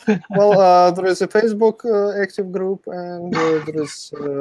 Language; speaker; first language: English; non-native, fluent; Russian